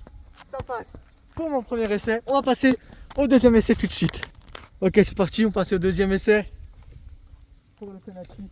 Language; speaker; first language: French; native; French